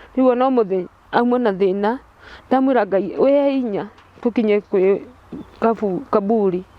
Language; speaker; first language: Kikuyu; non-native, local second language; Turkish